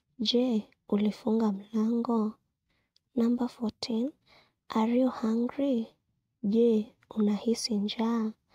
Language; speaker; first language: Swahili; non-native, local second language; Kikuyu